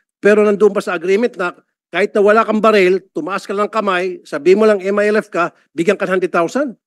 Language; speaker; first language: Filipino; native; Filipino